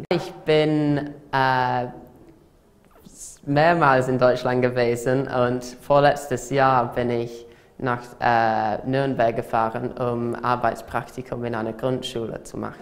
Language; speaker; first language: German; non-native, fluent; English